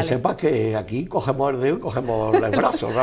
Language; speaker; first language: Spanish; native; Spanish